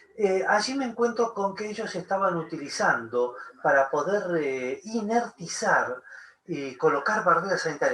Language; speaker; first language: Spanish; native; Spanish